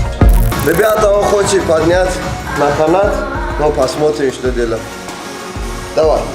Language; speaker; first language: Russian; non-native, learner; Persian